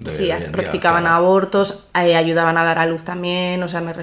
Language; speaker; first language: Spanish; native; Spanish